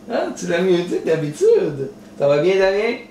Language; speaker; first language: French; native; French